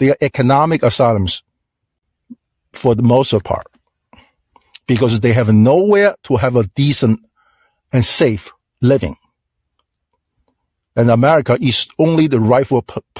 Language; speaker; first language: English; non-native, fluent; Chinese